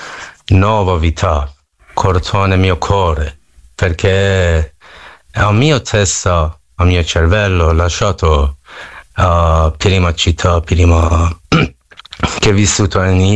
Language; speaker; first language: Italian; non-native, learner; Persian